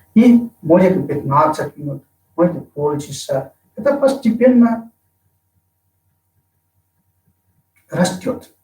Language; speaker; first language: Russian; non-native, fluent; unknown